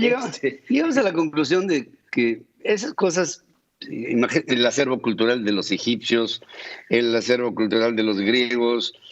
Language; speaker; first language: Spanish; native; Spanish